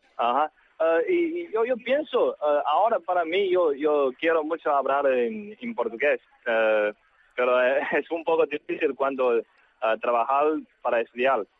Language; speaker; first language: Portuguese; non-native, learner; Chinese